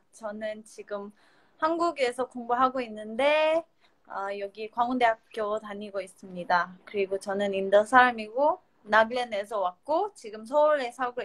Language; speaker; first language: Korean; non-native, fluent; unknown